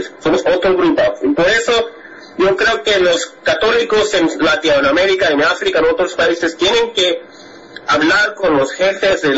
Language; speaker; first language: Spanish; non-native, fluent; English